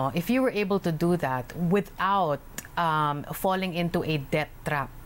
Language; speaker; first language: English; non-native, local second language; Filipino